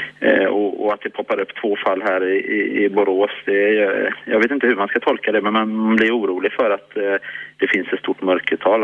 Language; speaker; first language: Swedish; native; Swedish